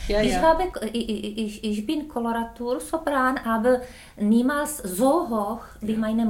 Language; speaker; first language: German; non-native, learner; Czech